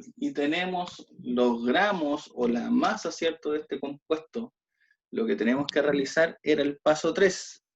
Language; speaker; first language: Spanish; native; Spanish